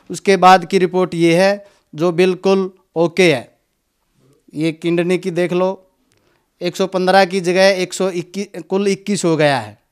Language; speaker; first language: Hindi; native; Hindi